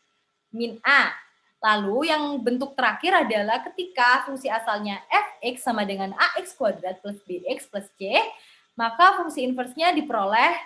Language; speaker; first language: Indonesian; native; Indonesian